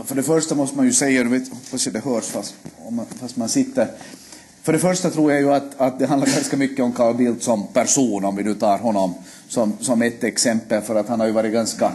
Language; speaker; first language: Swedish; native; Swedish